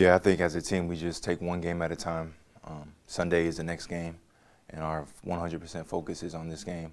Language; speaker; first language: English; native; English